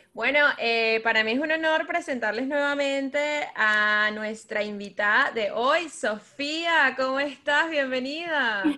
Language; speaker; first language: Spanish; native; Spanish